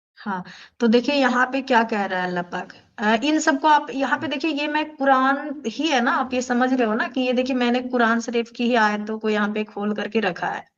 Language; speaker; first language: Hindi; native; Hindi